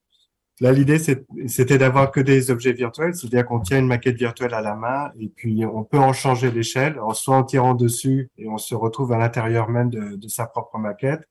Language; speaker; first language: French; native; French